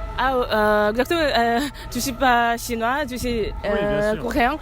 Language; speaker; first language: French; non-native, learner; Korean